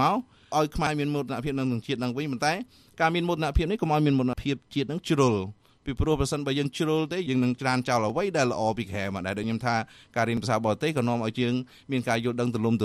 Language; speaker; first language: Khmer; native; Khmer